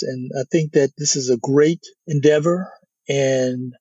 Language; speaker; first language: English; native; English